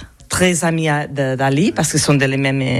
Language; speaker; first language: French; non-native, learner; Catalan